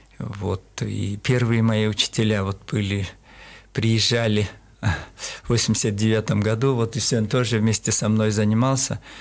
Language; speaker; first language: Russian; non-native, local second language; Kyrgyz